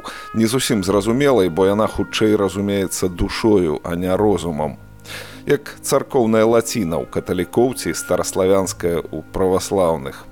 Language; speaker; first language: Belarusian; native; Belarusian